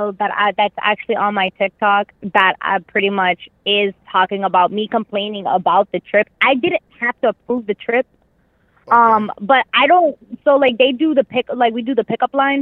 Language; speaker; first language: English; native; English